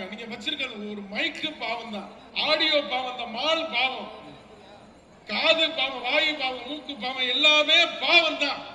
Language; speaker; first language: Tamil; native; Tamil